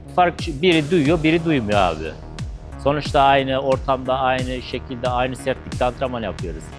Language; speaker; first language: Turkish; native; Turkish